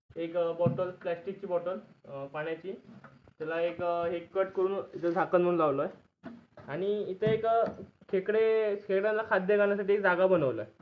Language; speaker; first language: Marathi; native; Marathi